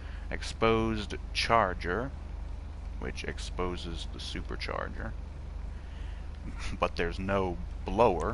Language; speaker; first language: English; native; English